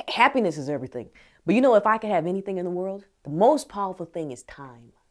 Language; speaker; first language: English; native; English